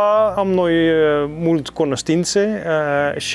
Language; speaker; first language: Romanian; non-native, learner; Dutch